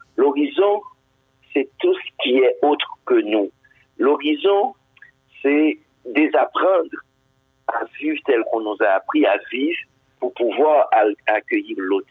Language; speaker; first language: French; non-native, local second language; Haitian Creole